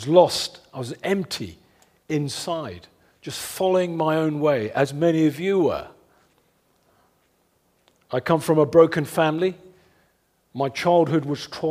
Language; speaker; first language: English; native; English